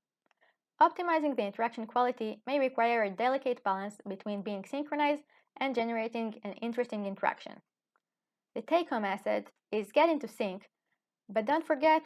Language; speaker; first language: English; non-native, fluent; Hebrew